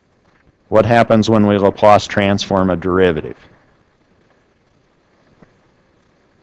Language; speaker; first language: English; native; English